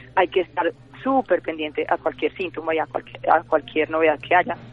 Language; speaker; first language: Spanish; native; Spanish